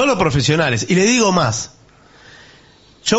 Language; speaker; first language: Spanish; native; Spanish